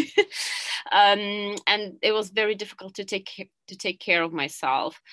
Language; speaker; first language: English; non-native, fluent; Ukrainian